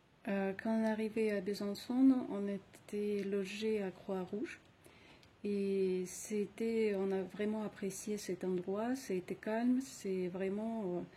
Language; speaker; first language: French; non-native, fluent; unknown